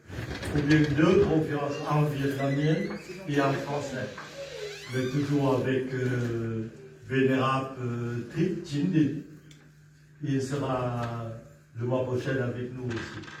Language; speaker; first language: French; non-native, fluent; Vietnamese